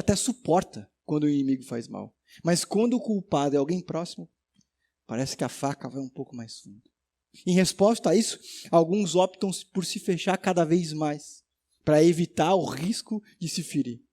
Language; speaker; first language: Portuguese; native; Portuguese